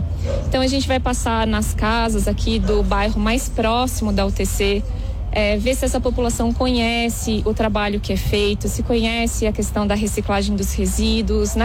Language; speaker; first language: Portuguese; native; Portuguese